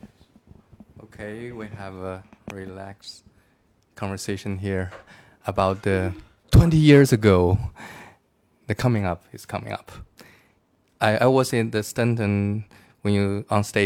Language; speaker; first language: English; non-native, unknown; Chinese